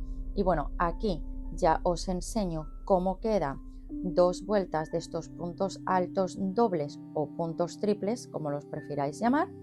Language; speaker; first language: Spanish; native; Spanish